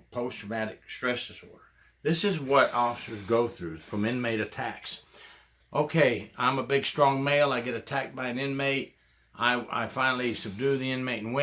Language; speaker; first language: English; native; English